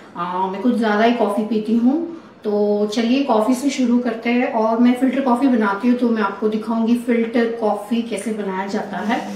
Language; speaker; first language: Hindi; non-native, local second language; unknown